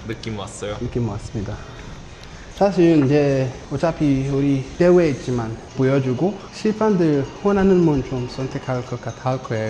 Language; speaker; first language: Korean; non-native, learner; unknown